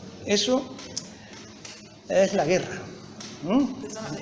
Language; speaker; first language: Spanish; native; Spanish